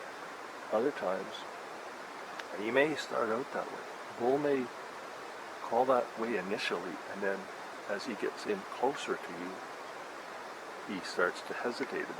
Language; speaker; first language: English; native; English